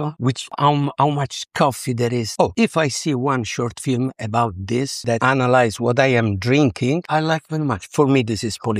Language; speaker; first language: English; non-native, learner; Italian